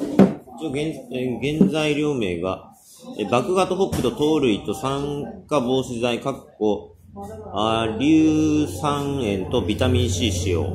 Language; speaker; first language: Japanese; native; Japanese